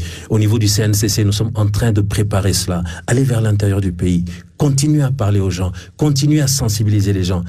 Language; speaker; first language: French; non-native, local second language; Ewe